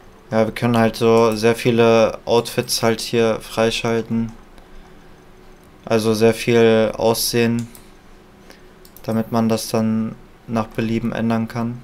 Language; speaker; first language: German; native; German